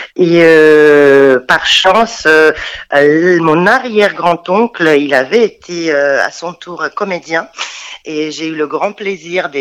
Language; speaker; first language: French; non-native, fluent; Romanian